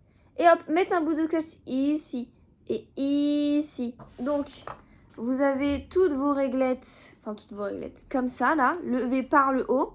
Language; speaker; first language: French; native; French